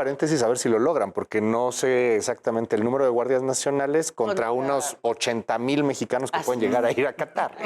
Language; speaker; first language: Spanish; native; Spanish